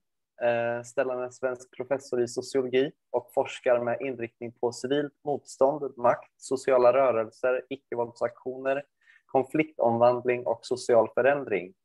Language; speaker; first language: Swedish; native; Swedish